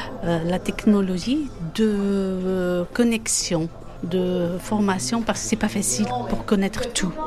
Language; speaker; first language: French; non-native, fluent; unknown